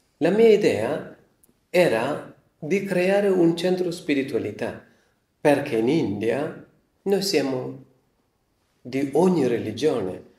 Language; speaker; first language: Italian; non-native, fluent; Malayalam